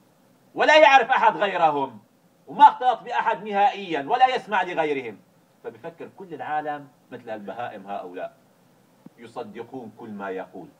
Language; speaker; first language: Arabic; native; Arabic